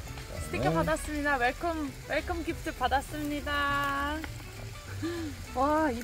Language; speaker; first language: Korean; non-native, fluent; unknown